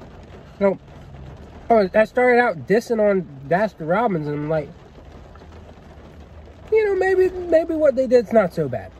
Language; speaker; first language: English; native; English